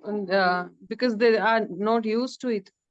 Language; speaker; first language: English; non-native, learner; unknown